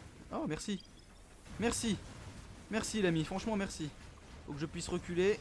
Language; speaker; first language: French; native; French